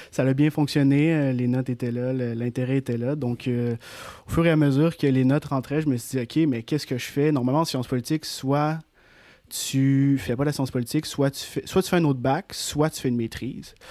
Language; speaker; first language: French; native; French